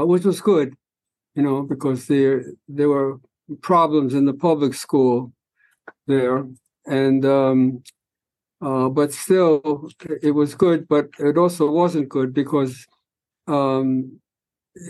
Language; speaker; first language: English; early bilingual, other home language; Spanish